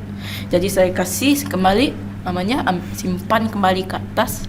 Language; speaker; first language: Indonesian; non-native, local second language; English